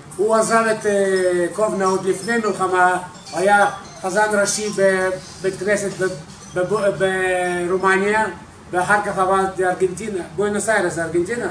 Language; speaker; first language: Hebrew; non-native, fluent; Russian